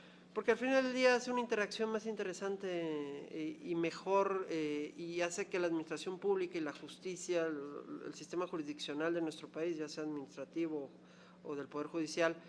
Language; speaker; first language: Spanish; native; Spanish